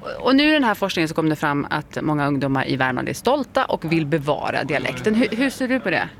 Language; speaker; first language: Swedish; native; Swedish